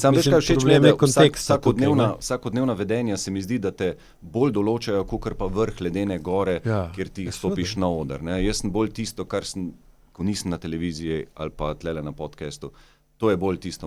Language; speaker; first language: Slovenian; native; Slovenian